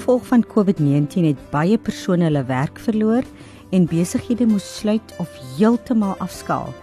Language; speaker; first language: Afrikaans; native; Afrikaans